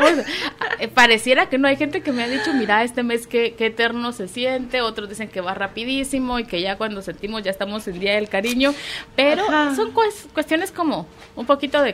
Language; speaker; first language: Spanish; native; Spanish